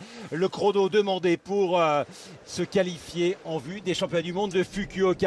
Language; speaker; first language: French; native; French